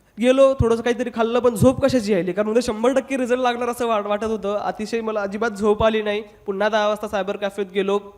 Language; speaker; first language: Marathi; non-native, local second language; Hindi